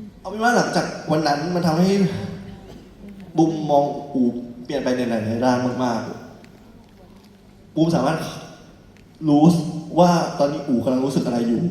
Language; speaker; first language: Thai; native; Thai